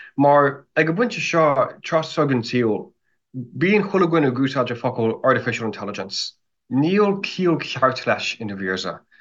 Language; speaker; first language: Irish; non-native, fluent; English